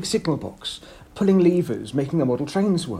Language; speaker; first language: English; native; English